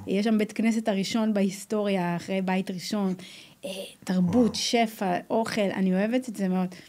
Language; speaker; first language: Hebrew; native; Hebrew